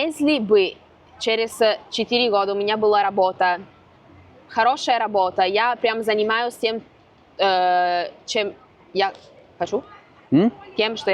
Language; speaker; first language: Russian; non-native, fluent; Italian